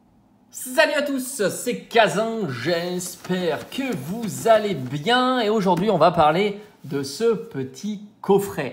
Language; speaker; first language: French; native; French